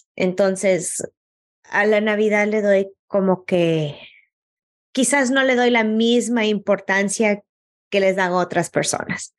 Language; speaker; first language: Spanish; early bilingual, heritage; Spanish